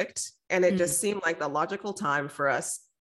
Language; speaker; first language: English; native; English